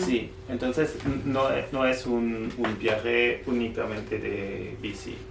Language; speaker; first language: Spanish; non-native, fluent; French